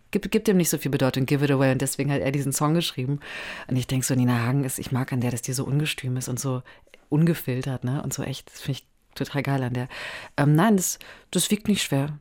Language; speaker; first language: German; native; German